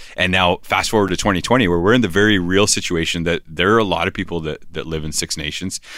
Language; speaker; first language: English; native; English